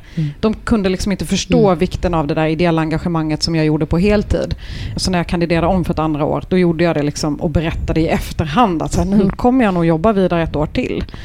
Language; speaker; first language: Swedish; early bilingual, other home language; Turkish